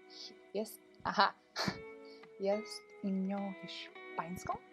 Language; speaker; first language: Polish; early bilingual, heritage; English